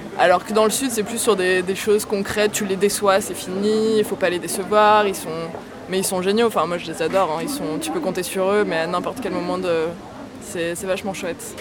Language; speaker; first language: French; native; French